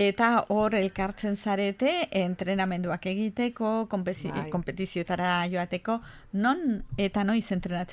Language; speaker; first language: Basque; native; Basque